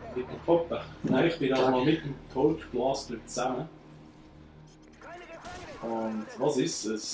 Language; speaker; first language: German; native; German